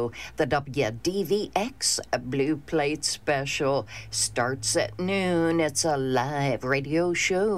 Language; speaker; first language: English; native; English